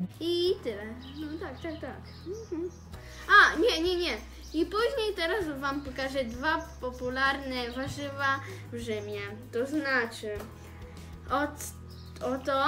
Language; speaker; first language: Polish; early bilingual, heritage; Polish